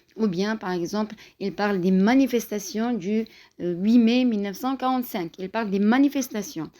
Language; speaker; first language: French; non-native, local second language; Arabic